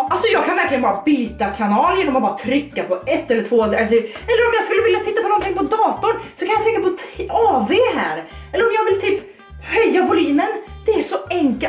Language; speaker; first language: Swedish; native; Swedish